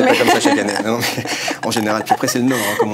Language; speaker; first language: French; native; French